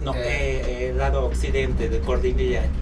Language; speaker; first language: Spanish; native; Spanish